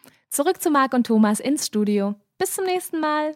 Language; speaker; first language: German; native; German